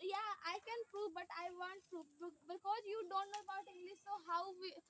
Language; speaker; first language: English; non-native, learner; Hindi